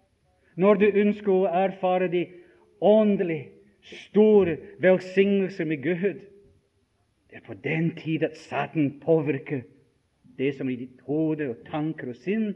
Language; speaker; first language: Norwegian; non-native, fluent; English